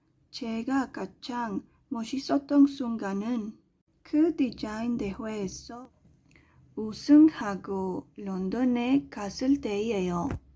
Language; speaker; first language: Korean; non-native, learner; Spanish